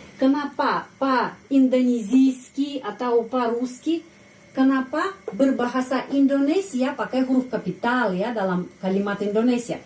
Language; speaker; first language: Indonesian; non-native, fluent; Russian